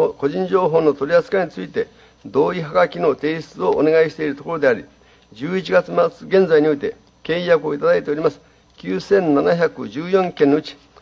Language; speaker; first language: Japanese; native; Japanese